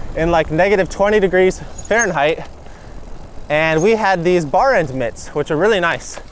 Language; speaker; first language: English; native; English